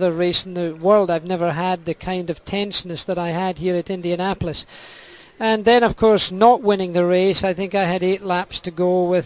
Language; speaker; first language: English; native; English